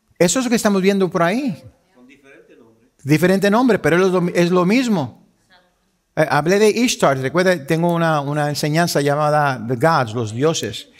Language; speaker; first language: Spanish; early bilingual, heritage; Spanish